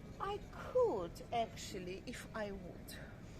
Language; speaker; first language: English; non-native, fluent; Russian